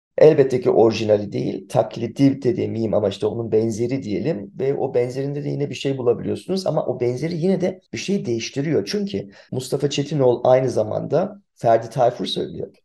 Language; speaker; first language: Turkish; early bilingual, heritage; Turkish